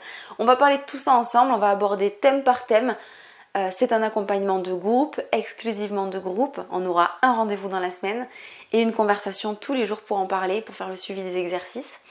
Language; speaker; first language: French; native; French